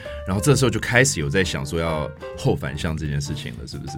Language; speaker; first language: Chinese; native; Chinese